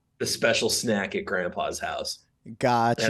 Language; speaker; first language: English; native; English